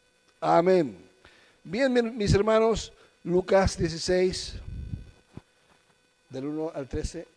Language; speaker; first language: Spanish; native; Spanish